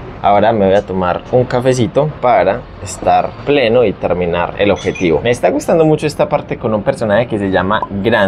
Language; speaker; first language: Spanish; native; Spanish